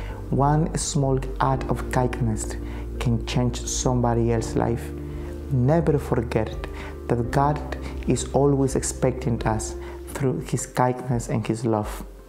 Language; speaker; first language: English; non-native, fluent; Spanish